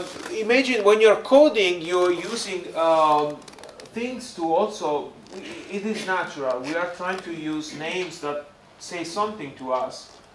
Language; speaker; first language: English; non-native, fluent; Italian